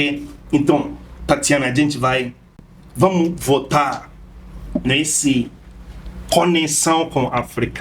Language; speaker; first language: Portuguese; non-native, fluent; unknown